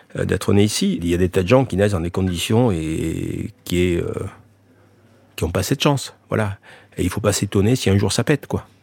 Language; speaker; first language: French; native; French